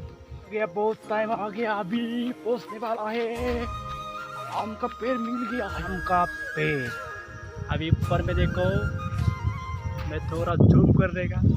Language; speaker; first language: Hindi; non-native, local second language; Assamese